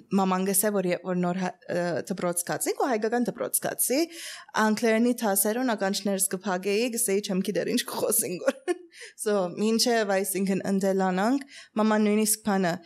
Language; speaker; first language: Armenian; early bilingual, heritage; Armenian